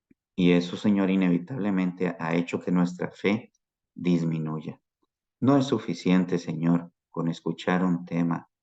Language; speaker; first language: Spanish; native; Spanish